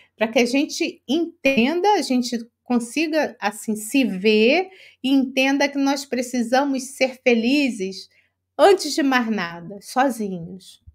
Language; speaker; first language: Portuguese; native; Portuguese